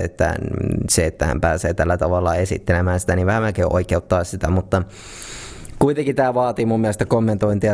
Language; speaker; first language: Finnish; native; Finnish